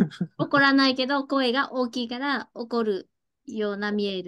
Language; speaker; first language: Japanese; non-native, fluent; Vietnamese